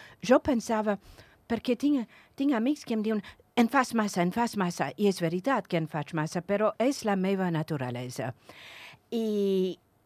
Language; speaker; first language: Catalan; non-native, fluent; English